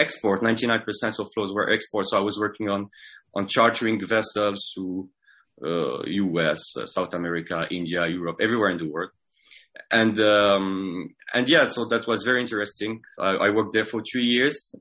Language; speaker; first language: English; non-native, fluent; French